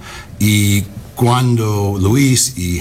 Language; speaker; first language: Spanish; non-native, fluent; English